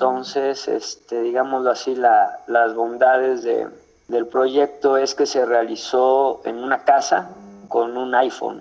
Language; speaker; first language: Spanish; native; Spanish